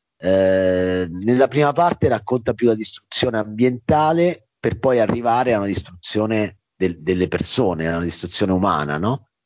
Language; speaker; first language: Italian; native; Italian